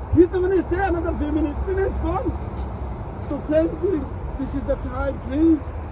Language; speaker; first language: English; non-native, local second language; Sylheti